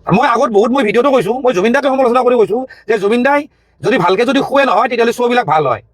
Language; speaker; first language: Assamese; native; Assamese